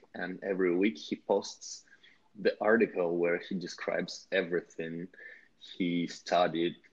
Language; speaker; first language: English; non-native, fluent; Russian